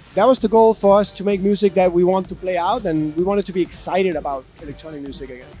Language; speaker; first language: English; non-native, fluent; Danish